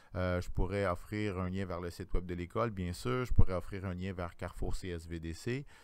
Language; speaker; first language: French; native; French